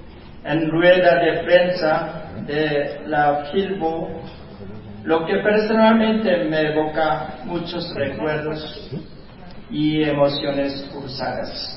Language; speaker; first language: Spanish; non-native, fluent; Korean